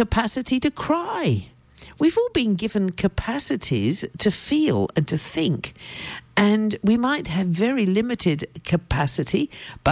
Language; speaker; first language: English; native; English